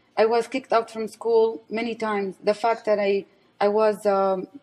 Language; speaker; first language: English; non-native, fluent; Arabic